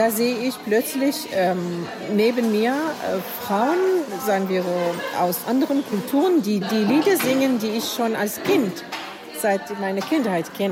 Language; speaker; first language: German; non-native, fluent; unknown